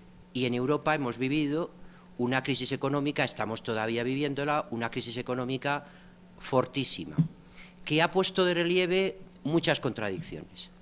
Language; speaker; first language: Spanish; native; Spanish